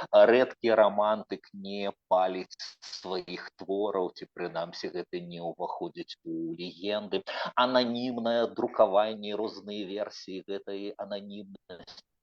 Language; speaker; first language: Belarusian; native; Belarusian